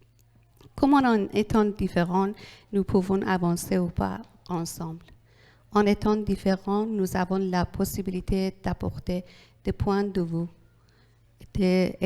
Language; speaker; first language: French; non-native, learner; Persian